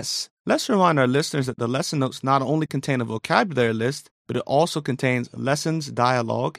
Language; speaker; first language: English; native; English